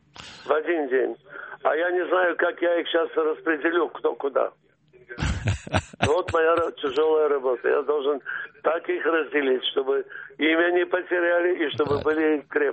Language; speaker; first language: Russian; early bilingual, heritage; Russian